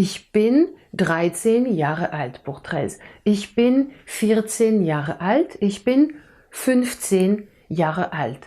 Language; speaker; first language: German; non-native, fluent; French